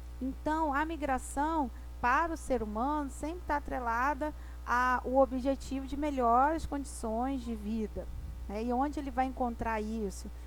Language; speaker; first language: Portuguese; native; Portuguese